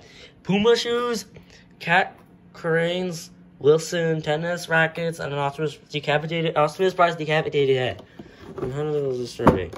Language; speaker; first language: English; native; English